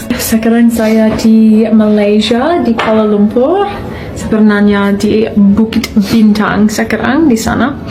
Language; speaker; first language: Indonesian; non-native, learner; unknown